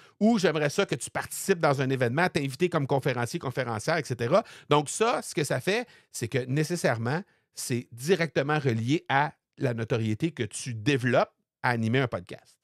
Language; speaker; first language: French; native; French